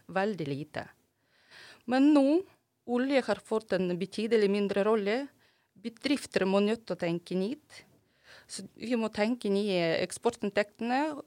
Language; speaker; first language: Norwegian; non-native, fluent; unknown